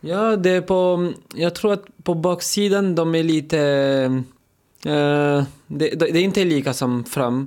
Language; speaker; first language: Swedish; early bilingual, heritage; French